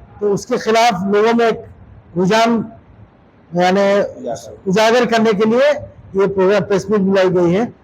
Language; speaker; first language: Urdu; native; Urdu